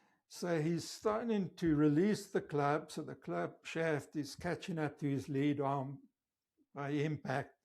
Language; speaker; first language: English; native; English